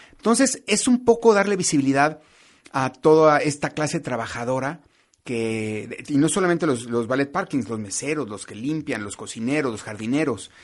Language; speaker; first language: Spanish; native; Spanish